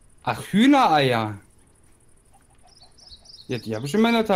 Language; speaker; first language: German; native; German